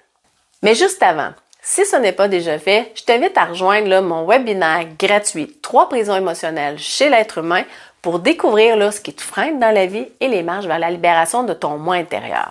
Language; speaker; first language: French; native; French